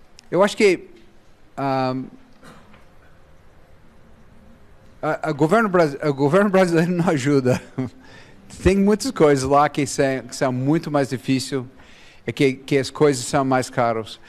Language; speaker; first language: Portuguese; non-native, fluent; English